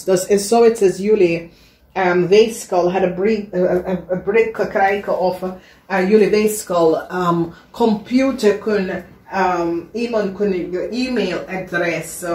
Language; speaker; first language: Dutch; non-native, learner; English